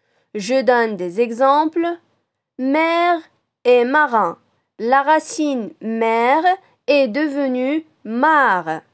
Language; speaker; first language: French; non-native, local second language; Arabic